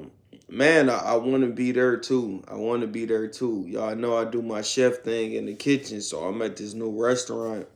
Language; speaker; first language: English; native; English